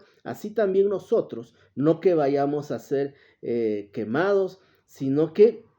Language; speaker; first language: Spanish; native; Spanish